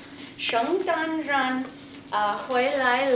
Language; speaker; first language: Chinese; non-native, learner; English